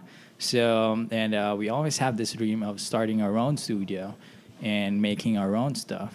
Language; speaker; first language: English; non-native, local second language; Filipino